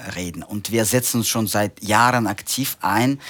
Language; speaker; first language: German; non-native, fluent; Russian